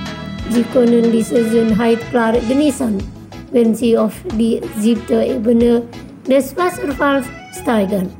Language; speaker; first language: German; non-native, fluent; Indonesian